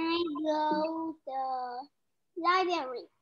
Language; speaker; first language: English; non-native, learner; Vietnamese